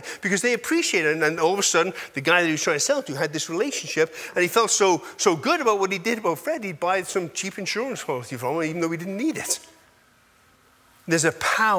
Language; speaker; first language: English; native; English